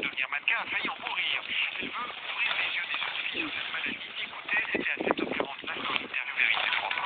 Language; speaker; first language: French; native; French